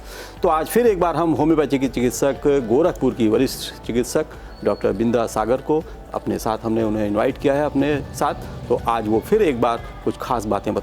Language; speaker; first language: Hindi; native; Hindi